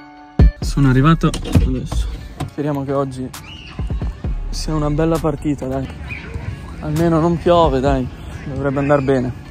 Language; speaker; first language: Italian; native; Italian